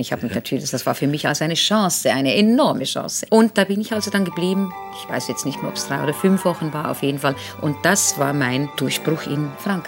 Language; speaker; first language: German; native; German